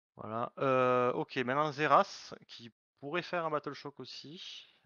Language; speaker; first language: French; native; French